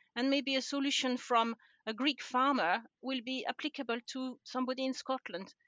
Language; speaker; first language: English; non-native, fluent; French